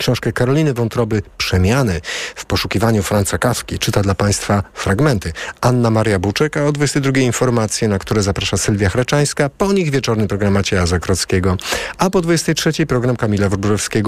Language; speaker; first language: Polish; native; Polish